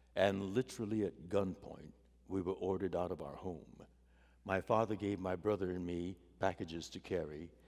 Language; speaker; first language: English; native; English